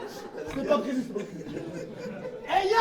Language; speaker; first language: French; native; French